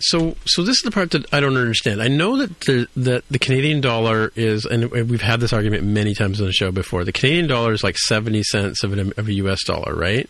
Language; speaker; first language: English; native; English